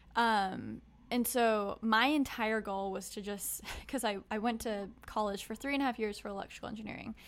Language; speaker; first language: English; native; English